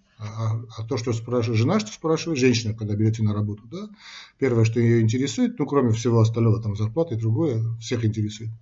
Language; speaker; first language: Russian; non-native, local second language; Armenian